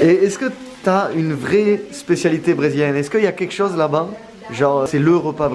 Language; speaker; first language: French; native; French